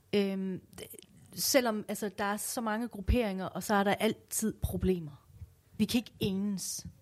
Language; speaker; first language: Danish; non-native, fluent; Persian